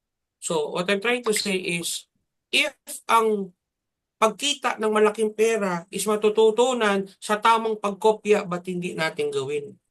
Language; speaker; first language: Filipino; native; Filipino